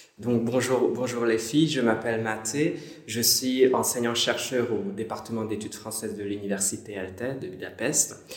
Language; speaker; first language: French; non-native, fluent; Hungarian